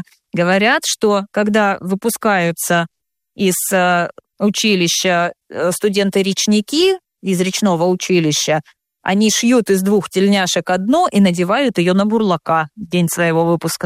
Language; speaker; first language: Russian; native; Russian